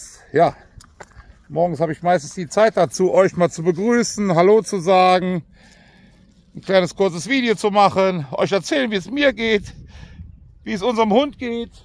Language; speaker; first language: German; native; German